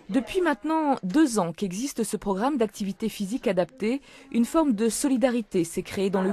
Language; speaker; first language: French; native; French